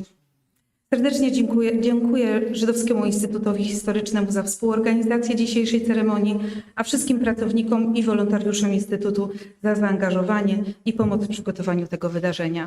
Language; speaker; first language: Polish; native; Polish